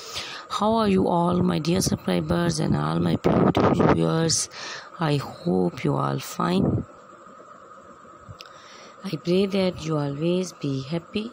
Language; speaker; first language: English; non-native, learner; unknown